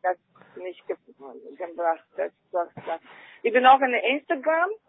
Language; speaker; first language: German; non-native, fluent; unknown